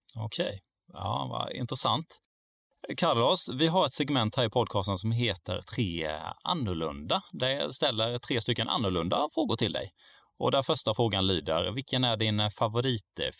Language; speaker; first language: Swedish; native; Swedish